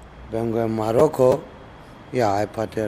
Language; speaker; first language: Spanish; non-native, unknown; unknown